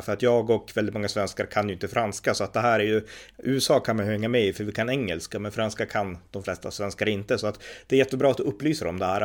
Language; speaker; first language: Swedish; native; Swedish